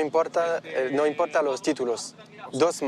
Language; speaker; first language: Spanish; non-native, learner; French